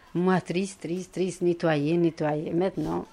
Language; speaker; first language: French; non-native, learner; Albanian